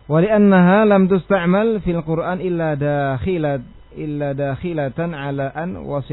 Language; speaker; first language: Arabic; non-native, fluent; Indonesian